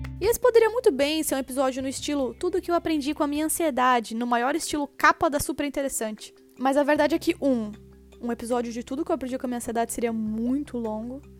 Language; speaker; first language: Portuguese; native; Portuguese